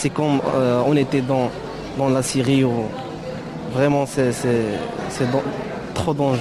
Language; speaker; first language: French; non-native, learner; Arabic